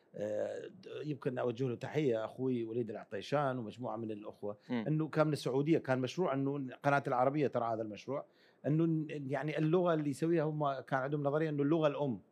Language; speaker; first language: Arabic; early bilingual, other home language; Kurdish